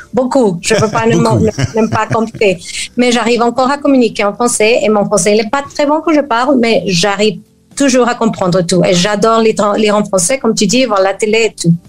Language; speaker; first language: French; non-native, fluent; Spanish